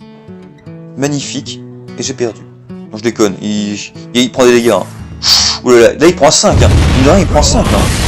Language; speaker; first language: French; native; French